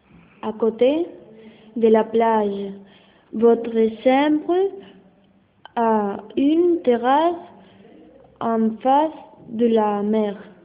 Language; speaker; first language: French; non-native, learner; Spanish